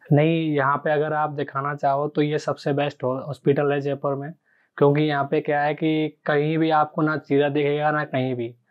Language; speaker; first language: Hindi; native; Hindi